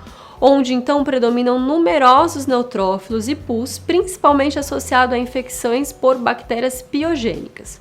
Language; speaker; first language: Portuguese; native; Portuguese